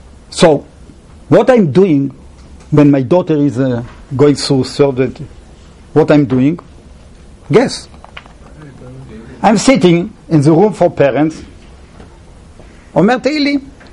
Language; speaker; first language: English; non-native, fluent; Hebrew